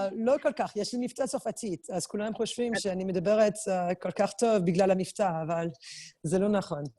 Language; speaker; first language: Hebrew; non-native, fluent; French